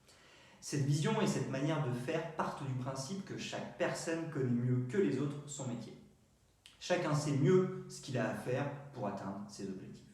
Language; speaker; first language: French; native; French